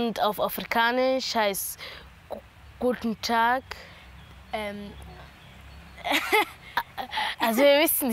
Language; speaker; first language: German; non-native, local second language; Akan